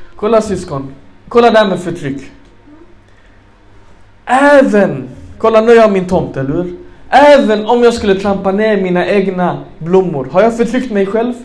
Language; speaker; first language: Swedish; non-native, fluent; Arabic